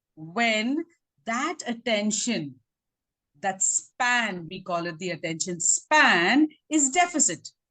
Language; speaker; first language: English; non-native, local second language; Tamil